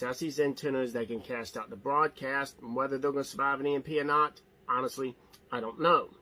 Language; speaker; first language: English; native; English